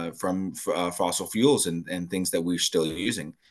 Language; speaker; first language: English; native; English